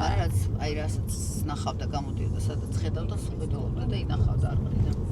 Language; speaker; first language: Georgian; native; Georgian